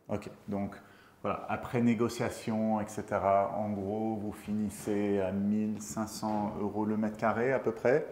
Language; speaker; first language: French; native; French